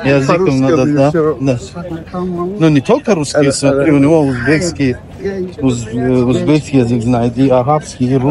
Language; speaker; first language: Russian; non-native, local second language; Tajik